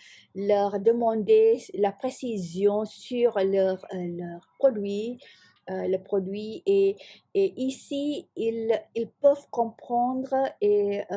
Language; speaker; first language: French; non-native, fluent; Malay